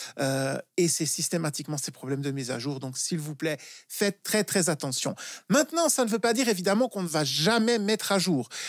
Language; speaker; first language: French; native; French